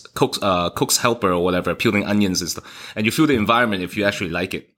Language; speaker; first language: English; early bilingual, other home language; Cantonese